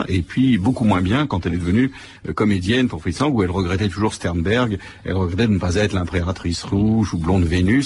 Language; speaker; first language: French; native; French